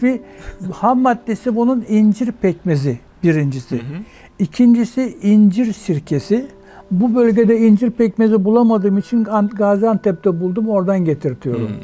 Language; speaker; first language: Turkish; native; Turkish